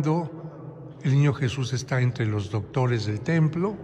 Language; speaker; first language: Spanish; native; Spanish